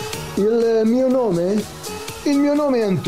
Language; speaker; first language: Italian; native; Italian